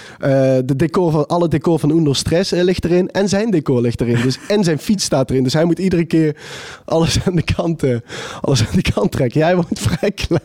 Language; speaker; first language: Dutch; native; Dutch